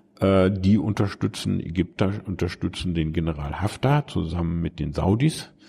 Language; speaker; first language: German; native; German